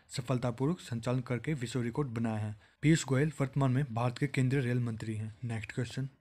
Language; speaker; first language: Hindi; native; Hindi